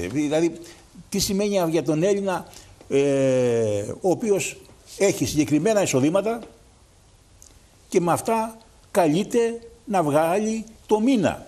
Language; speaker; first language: Greek; native; Greek